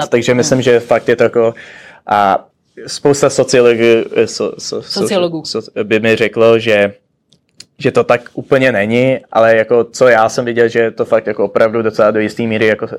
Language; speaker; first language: Czech; early bilingual, heritage; Czech